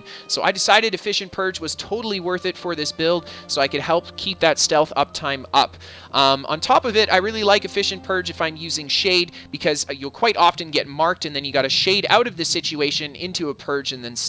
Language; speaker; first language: English; native; English